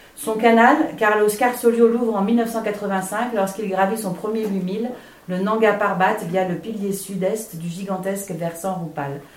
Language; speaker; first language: French; native; French